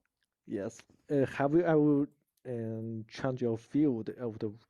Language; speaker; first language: English; non-native, learner; Chinese